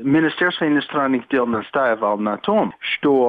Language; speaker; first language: Russian; non-native, fluent; English